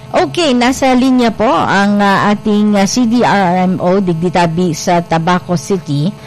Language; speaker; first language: Filipino; non-native, local second language; Bikol